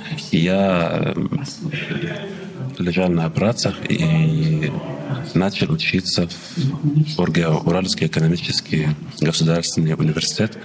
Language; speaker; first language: Russian; non-native, learner; Arabic